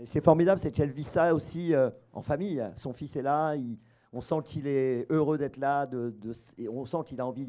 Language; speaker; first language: French; native; French